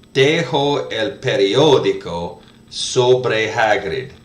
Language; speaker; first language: Spanish; non-native, learner; English